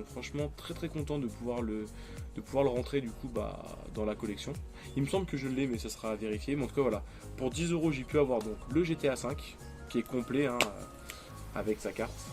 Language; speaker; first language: French; native; French